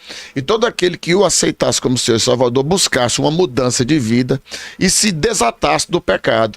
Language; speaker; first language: Portuguese; native; Portuguese